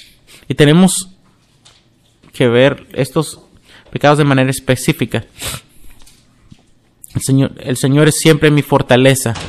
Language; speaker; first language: Spanish; non-native, fluent; English